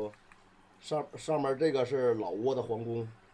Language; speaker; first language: Chinese; native; Chinese